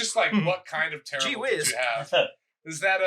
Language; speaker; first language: English; native; English